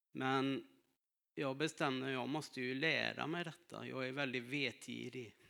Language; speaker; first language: Swedish; native; Swedish